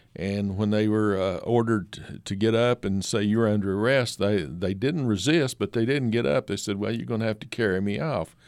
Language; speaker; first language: English; native; English